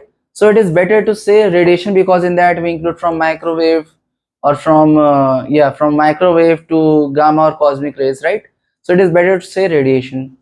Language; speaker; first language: English; non-native, local second language; Hindi